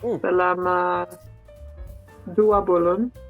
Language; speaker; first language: Indonesian; non-native, learner; English